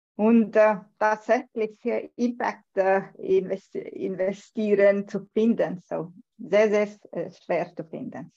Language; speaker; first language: German; non-native, learner; Estonian